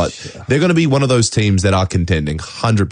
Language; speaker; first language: English; native; English